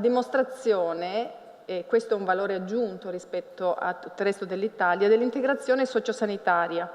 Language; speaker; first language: Italian; native; Italian